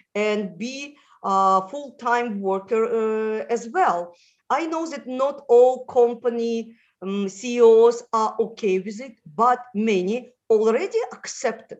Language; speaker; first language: English; non-native, fluent; Russian